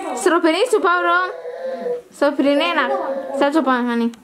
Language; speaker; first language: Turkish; non-native, learner; Indonesian